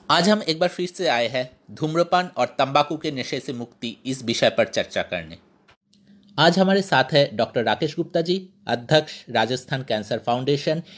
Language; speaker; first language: Hindi; non-native, local second language; Bangla